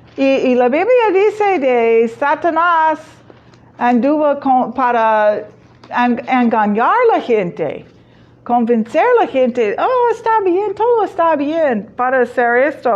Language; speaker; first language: Spanish; non-native, fluent; English